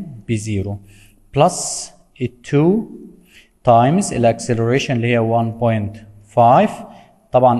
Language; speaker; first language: Arabic; native; Arabic